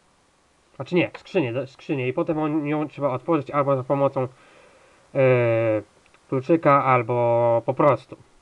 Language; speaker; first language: Polish; native; Polish